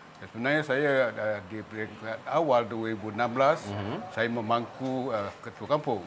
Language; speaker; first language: Malay; native; Malay